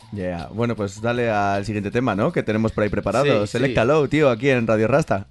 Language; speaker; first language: Spanish; native; Spanish